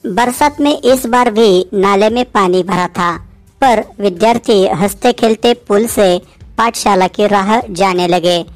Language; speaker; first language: Hindi; non-native, local second language; Marathi